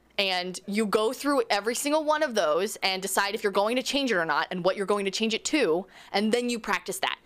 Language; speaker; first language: English; native; English